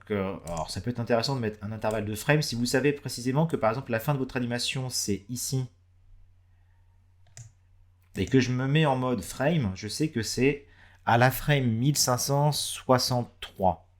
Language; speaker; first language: French; native; French